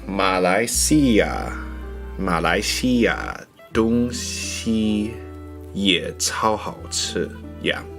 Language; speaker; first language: Chinese; non-native, learner; English